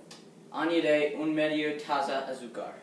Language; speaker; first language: Spanish; non-native, learner; English